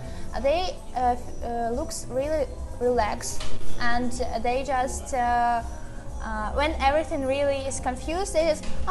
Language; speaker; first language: English; non-native, learner; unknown